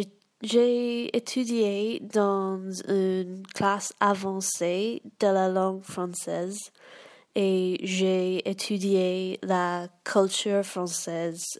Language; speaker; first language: French; non-native, learner; English